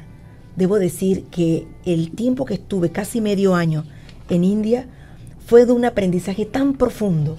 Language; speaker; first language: Spanish; native; Spanish